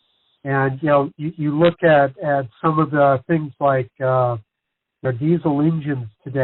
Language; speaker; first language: English; native; English